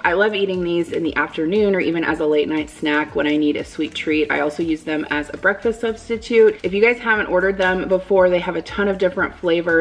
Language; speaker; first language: English; native; English